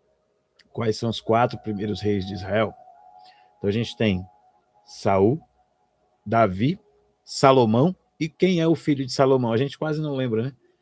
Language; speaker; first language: Portuguese; native; Portuguese